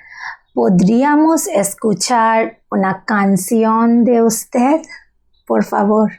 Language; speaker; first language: Spanish; non-native, learner; Bangla